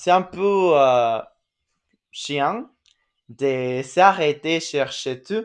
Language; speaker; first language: French; non-native, fluent; Spanish